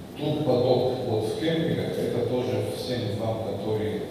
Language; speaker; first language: Russian; non-native, fluent; Croatian